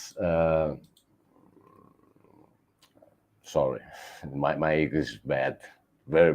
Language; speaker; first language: English; non-native, learner; Italian